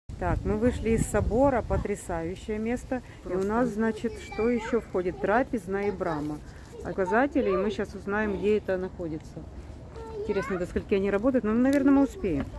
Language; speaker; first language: Russian; native; Russian